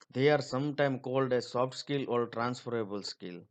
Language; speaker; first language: English; non-native, local second language; Gujarati